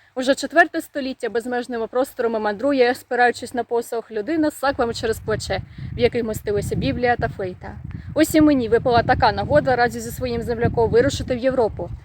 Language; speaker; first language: Ukrainian; native; Ukrainian